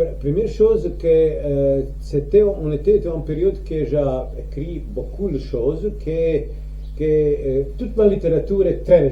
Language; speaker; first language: French; non-native, learner; Croatian